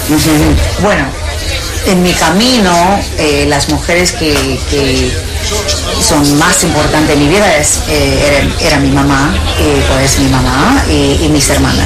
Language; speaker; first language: Spanish; early bilingual, heritage; English